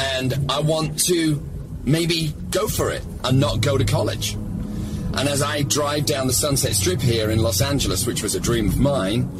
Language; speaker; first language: English; native; English